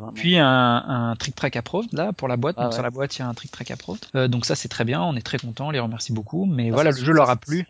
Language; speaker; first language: French; native; French